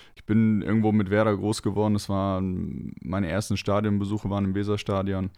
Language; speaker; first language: German; native; German